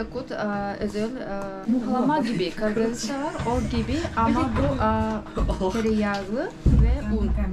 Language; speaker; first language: Turkish; non-native, learner; Yakut